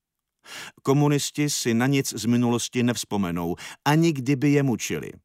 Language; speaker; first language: Czech; native; Czech